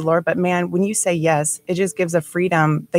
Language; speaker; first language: English; native; English